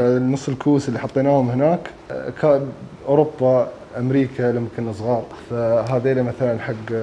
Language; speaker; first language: Arabic; native; Arabic